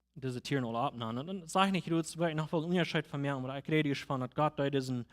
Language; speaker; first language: German; non-native, learner; Plautdietsch